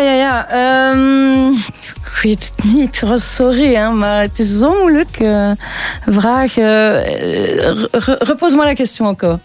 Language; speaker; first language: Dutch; non-native, local second language; French